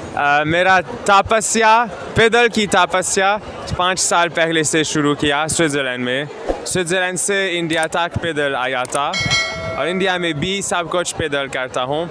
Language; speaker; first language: Hindi; non-native, learner; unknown